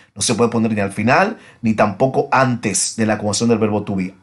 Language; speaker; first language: Spanish; native; Spanish